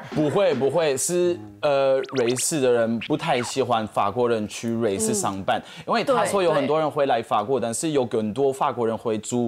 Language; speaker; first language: Chinese; non-native, fluent; French